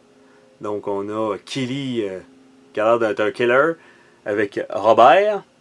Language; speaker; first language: French; native; French